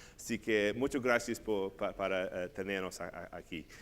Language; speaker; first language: Spanish; non-native, learner; English